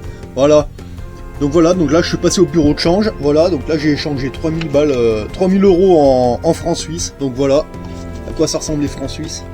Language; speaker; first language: French; native; French